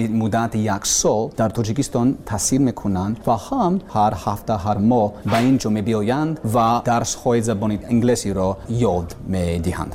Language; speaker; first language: Persian; non-native, learner; English